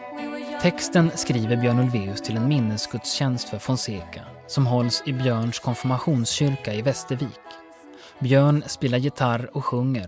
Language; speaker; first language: Swedish; native; Swedish